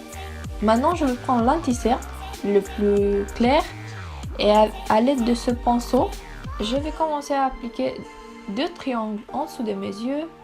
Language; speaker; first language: French; non-native, fluent; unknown